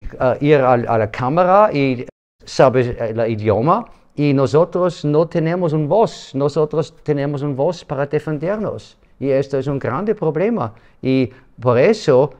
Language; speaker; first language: Spanish; non-native, learner; German